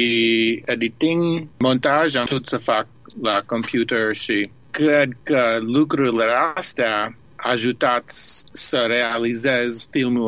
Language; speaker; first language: Romanian; early bilingual, heritage; Romanian